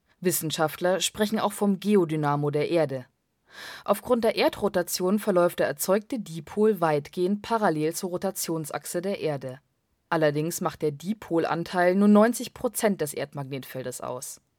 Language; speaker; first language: German; native; German